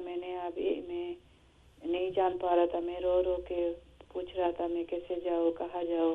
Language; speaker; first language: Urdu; non-native, fluent; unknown